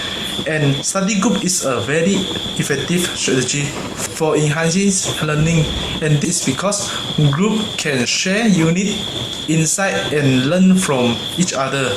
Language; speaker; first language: English; non-native, learner; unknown